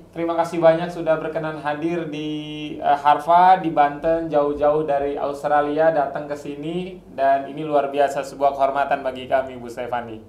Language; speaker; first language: Indonesian; native; Indonesian